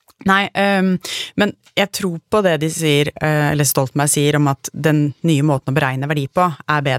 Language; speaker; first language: Norwegian; native; Norwegian